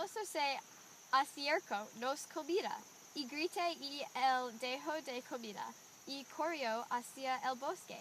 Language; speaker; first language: Spanish; non-native, learner; English